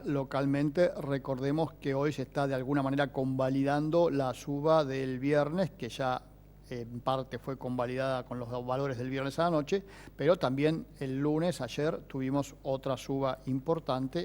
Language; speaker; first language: Spanish; native; Spanish